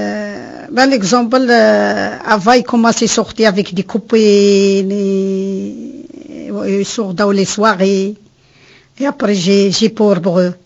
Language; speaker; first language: French; non-native, learner; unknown